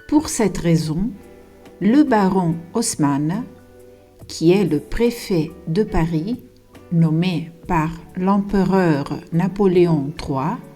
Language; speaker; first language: French; non-native, fluent; Italian